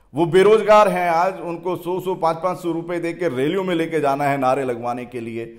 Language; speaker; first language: Hindi; native; Hindi